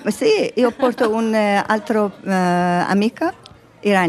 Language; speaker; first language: Italian; non-native, learner; Persian